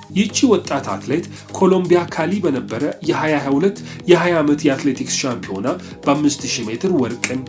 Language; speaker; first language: Amharic; native; Amharic